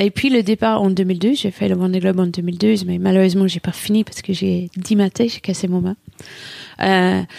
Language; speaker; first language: French; non-native, fluent; English